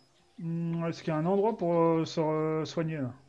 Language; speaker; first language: French; native; French